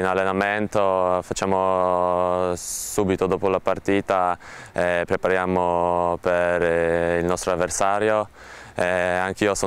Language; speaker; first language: Italian; non-native, learner; Polish